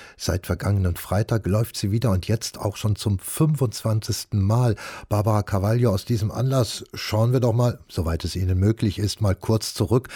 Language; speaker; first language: German; native; German